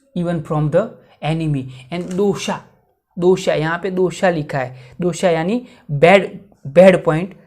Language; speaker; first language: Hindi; non-native, local second language; Gujarati